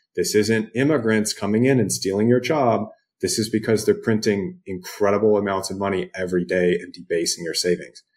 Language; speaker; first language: English; native; English